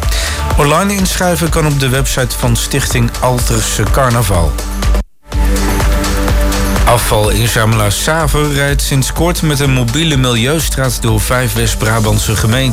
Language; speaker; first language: Dutch; native; Dutch